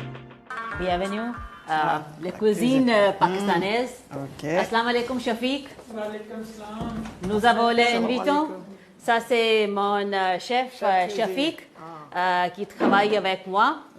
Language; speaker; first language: French; non-native, learner; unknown